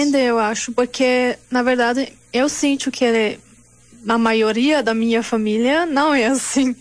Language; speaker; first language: Portuguese; non-native, learner; German